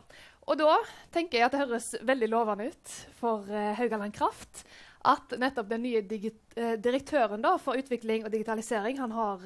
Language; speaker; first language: Norwegian; native; Norwegian